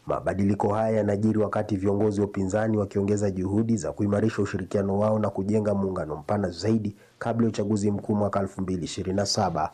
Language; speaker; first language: Swahili; non-native, local second language; Luyia